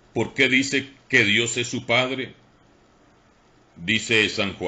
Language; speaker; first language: Spanish; native; Spanish